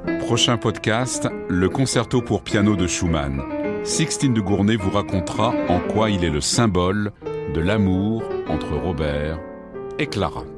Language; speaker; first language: French; native; French